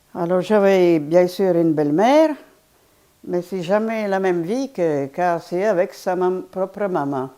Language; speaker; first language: French; non-native, fluent; Polish